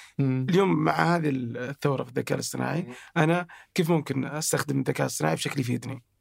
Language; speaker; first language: Arabic; native; Arabic